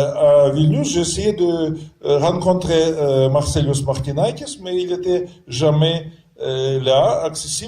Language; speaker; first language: French; non-native, fluent; Russian